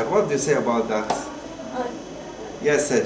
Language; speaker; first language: English; non-native, learner; Arabic